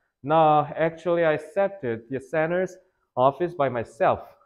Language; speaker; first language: English; non-native, fluent; Korean